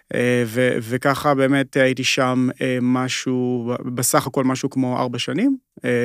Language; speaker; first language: Hebrew; native; Hebrew